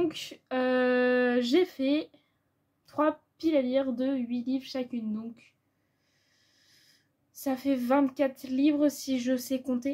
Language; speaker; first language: French; native; French